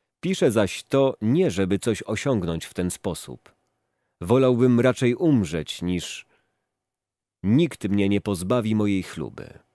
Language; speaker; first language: Polish; native; Polish